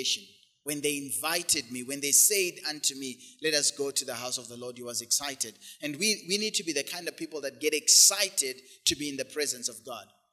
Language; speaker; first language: English; non-native, local second language; Shona